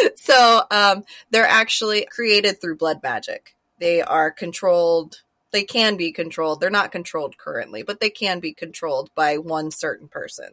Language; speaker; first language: English; native; English